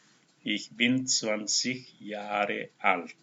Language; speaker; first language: German; non-native, fluent; Indonesian